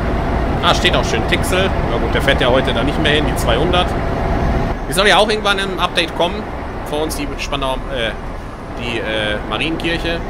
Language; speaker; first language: German; native; German